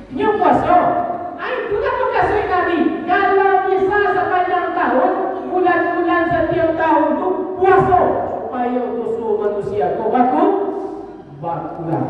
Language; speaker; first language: Indonesian; non-native, local second language; Minangkabau